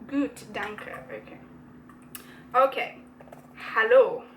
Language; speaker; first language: German; non-native, learner; English